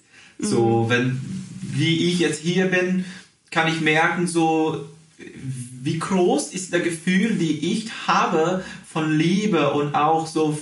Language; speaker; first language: German; early bilingual, heritage; Portuguese